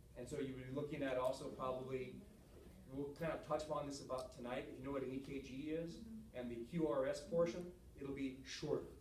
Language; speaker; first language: English; native; English